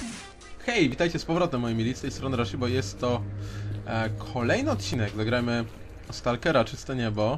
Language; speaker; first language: Polish; native; Polish